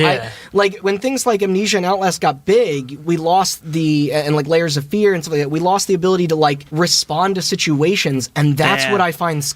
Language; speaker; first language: English; native; English